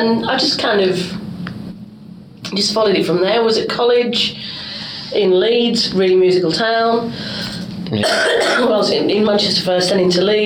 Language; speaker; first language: English; native; English